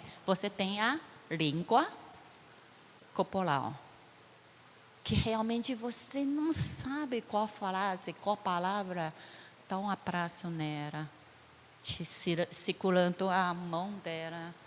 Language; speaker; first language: Portuguese; non-native, fluent; Chinese